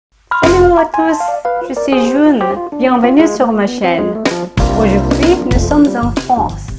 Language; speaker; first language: French; non-native, learner; Korean